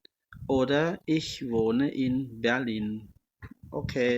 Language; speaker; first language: German; non-native, fluent; Khmer